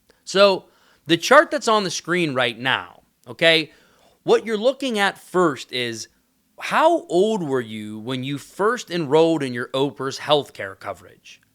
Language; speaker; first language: English; native; English